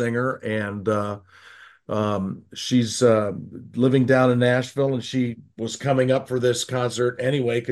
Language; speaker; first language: English; native; English